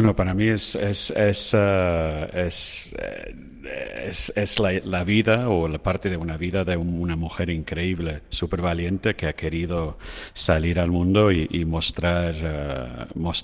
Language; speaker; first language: Spanish; non-native, fluent; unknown